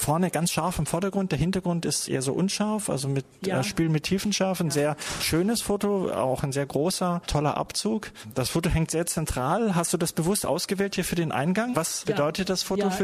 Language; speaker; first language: German; native; German